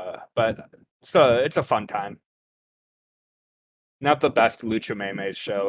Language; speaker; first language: English; native; English